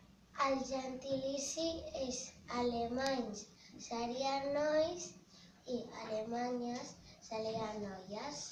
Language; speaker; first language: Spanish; non-native, local second language; Catalan